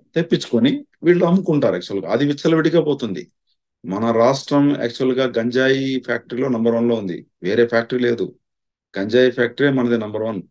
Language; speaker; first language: Telugu; non-native, local second language; Tamil